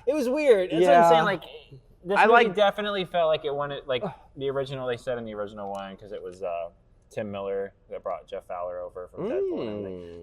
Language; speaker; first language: English; native; English